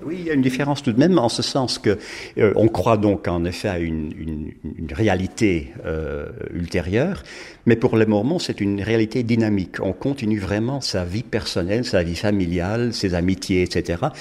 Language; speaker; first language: French; non-native, fluent; Dutch